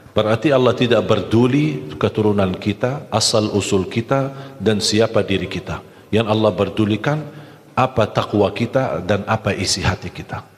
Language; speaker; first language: Malay; non-native, fluent; Arabic